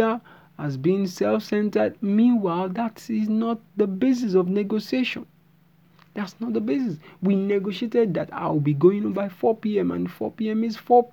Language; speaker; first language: English; non-native, local second language; Yoruba